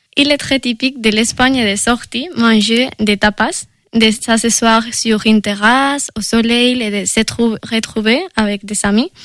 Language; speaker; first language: French; non-native, fluent; Spanish